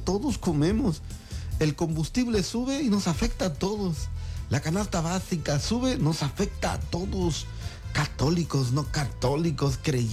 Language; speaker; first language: Spanish; native; Spanish